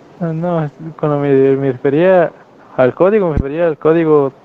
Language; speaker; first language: Spanish; native; Spanish